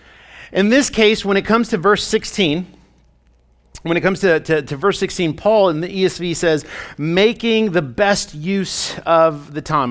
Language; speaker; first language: English; native; English